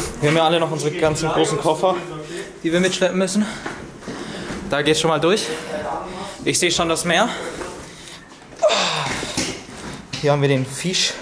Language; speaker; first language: German; native; German